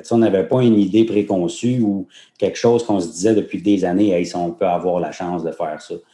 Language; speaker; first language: French; native; French